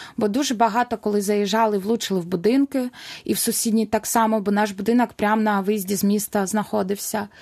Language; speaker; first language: Ukrainian; non-native, local second language; Russian